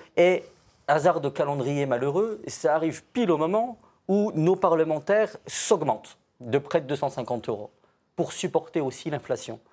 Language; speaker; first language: French; native; French